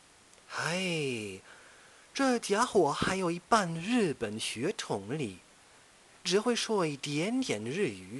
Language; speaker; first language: Chinese; non-native, fluent; German